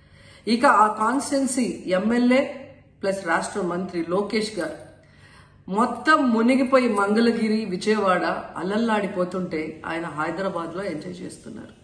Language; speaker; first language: Telugu; native; Telugu